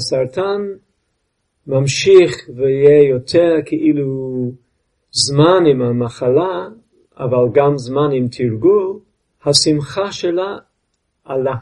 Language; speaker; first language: Hebrew; non-native, fluent; English